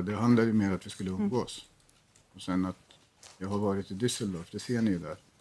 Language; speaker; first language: Swedish; native; Swedish